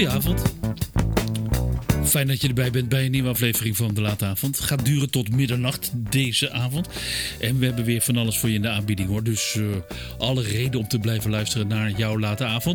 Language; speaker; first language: Dutch; native; Dutch